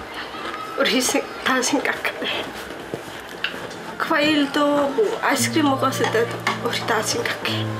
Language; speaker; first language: Korean; non-native, learner; Khmer